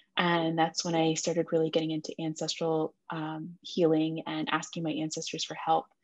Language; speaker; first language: English; native; English